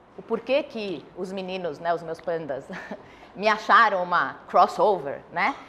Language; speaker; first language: Portuguese; early bilingual, other home language; Spanish